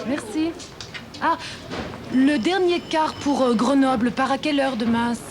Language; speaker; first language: French; native; French